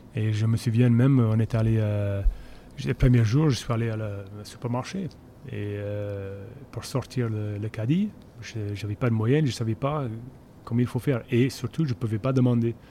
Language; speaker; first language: French; non-native, fluent; English